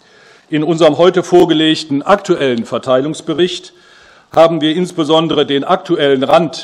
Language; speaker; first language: German; native; German